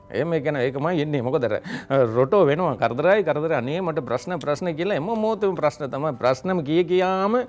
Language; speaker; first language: Sinhala; non-native, local second language; Tamil